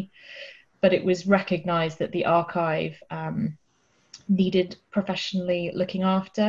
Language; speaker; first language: English; native; English